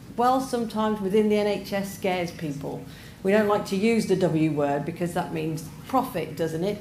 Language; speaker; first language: English; native; English